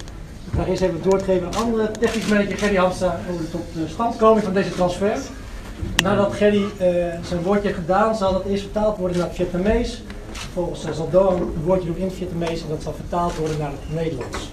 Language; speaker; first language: Dutch; native; Dutch